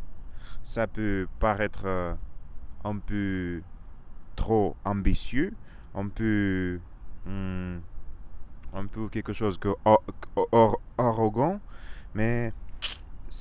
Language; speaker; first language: French; non-native, learner; Russian